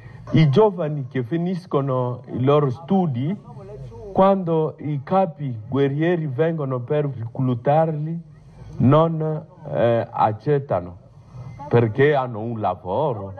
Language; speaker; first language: Italian; non-native, fluent; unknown